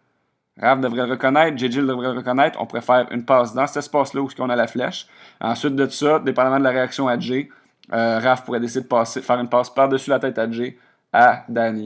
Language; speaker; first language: French; native; French